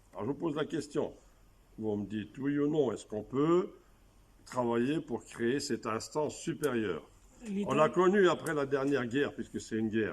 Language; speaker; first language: French; native; French